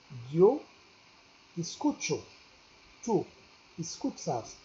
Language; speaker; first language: Spanish; non-native, learner; Arabic